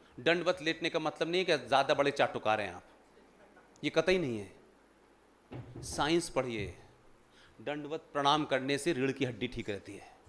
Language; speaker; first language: Hindi; native; Hindi